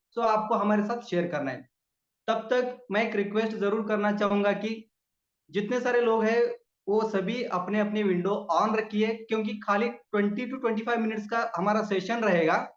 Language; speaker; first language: Hindi; non-native, local second language; Marathi